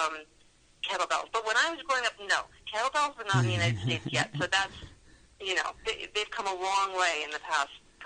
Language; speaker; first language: English; native; English